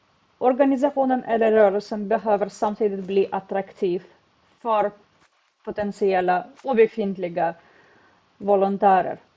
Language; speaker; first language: Swedish; non-native, fluent; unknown